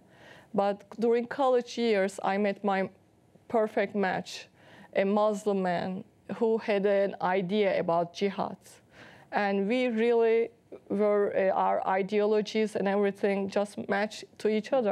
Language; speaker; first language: English; non-native, fluent; Turkish